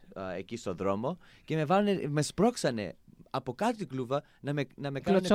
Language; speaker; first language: Greek; non-native, fluent; English